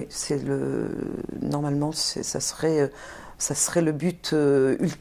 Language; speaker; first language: French; native; French